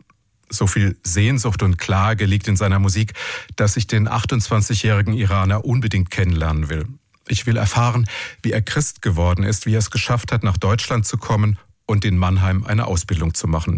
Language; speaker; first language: German; native; German